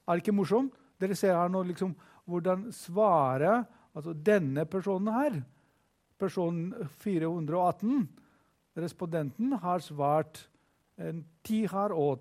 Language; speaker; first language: Norwegian; non-native, fluent; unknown